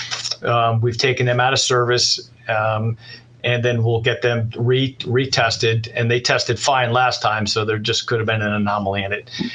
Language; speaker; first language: English; native; English